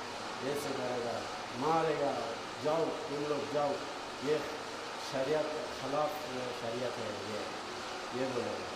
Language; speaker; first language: Hindi; non-native, learner; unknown